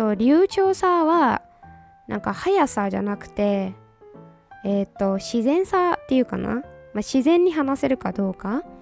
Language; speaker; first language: Japanese; non-native, fluent; Burmese